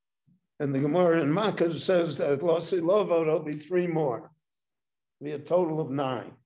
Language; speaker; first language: English; native; English